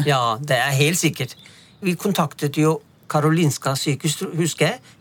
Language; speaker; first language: Norwegian; non-native, fluent; Punjabi